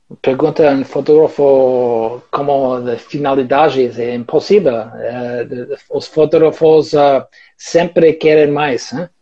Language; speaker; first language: Portuguese; non-native, learner; English